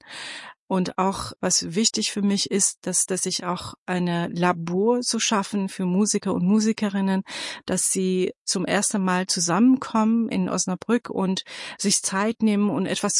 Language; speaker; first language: German; non-native, fluent; Persian